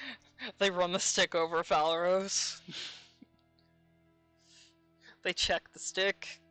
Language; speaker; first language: English; native; English